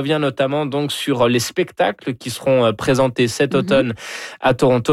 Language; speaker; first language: French; native; French